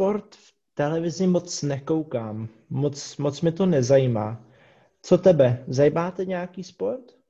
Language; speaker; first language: Czech; non-native, fluent; English